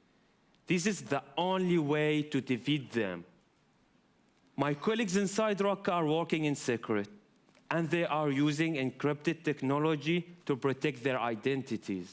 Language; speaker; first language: English; non-native, fluent; Arabic